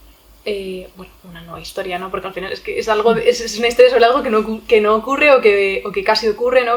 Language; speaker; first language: Spanish; native; Spanish